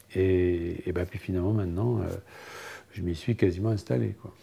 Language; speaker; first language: French; native; French